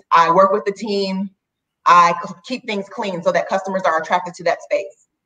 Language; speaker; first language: English; native; English